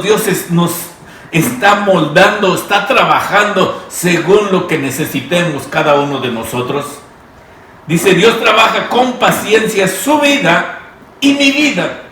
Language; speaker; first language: Spanish; native; Spanish